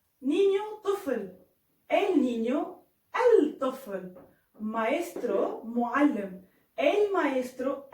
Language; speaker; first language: Spanish; non-native, fluent; Arabic